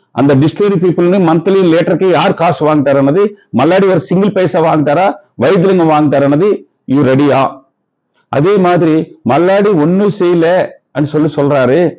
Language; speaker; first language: Tamil; non-native, local second language; Telugu